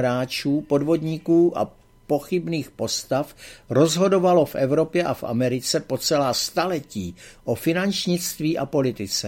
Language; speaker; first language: Czech; native; Czech